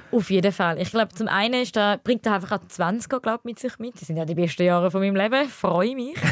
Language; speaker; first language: German; early bilingual, other home language; Tamil